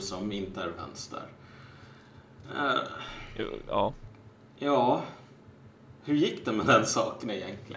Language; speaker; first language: Swedish; native; Swedish